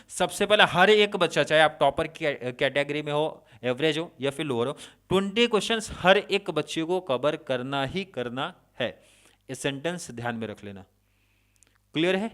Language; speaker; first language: Hindi; native; Hindi